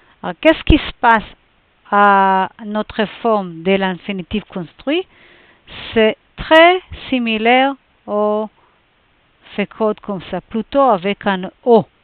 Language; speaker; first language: French; non-native, fluent; Hebrew